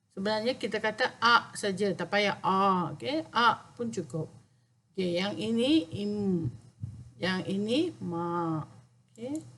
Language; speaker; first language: Malay; non-native, local second language; Tamil